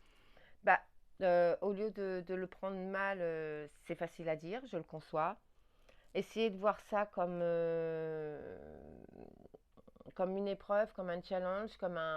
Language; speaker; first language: French; native; French